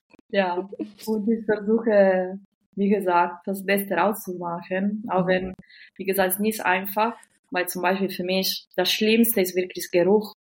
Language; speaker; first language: German; non-native, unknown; Italian